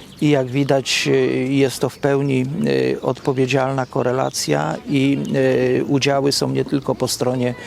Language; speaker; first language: Polish; native; Polish